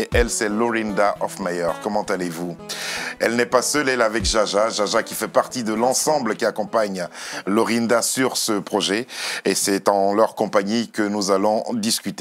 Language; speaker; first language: French; native; French